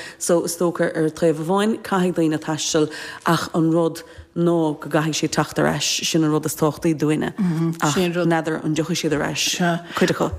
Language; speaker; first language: Irish; native; Irish